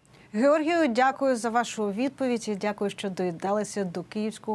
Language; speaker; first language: Ukrainian; native; Ukrainian